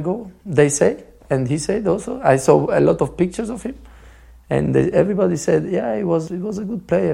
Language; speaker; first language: English; non-native, fluent; Albanian